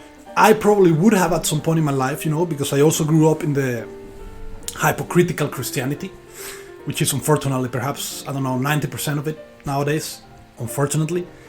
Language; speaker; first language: English; non-native, fluent; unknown